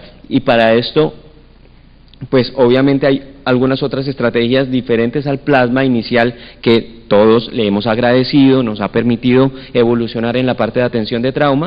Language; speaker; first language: Spanish; native; Spanish